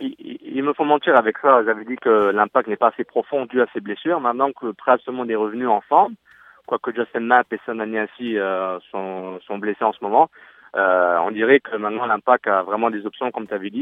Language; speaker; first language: French; native; French